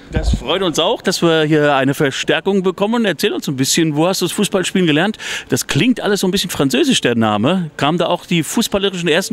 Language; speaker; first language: German; native; German